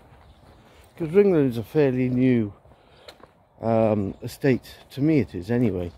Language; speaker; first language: English; native; English